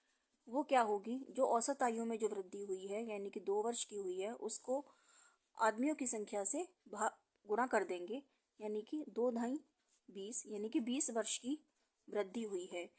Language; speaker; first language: Hindi; native; Hindi